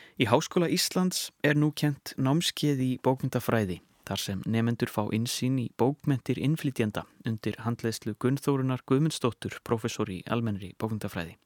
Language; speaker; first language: Icelandic; native; Icelandic